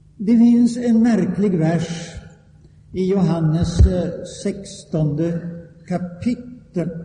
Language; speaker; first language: Swedish; native; Swedish